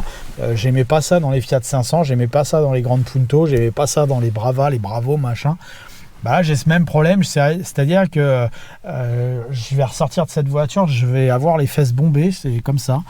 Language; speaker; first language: French; native; French